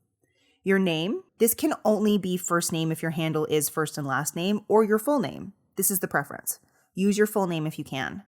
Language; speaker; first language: English; native; English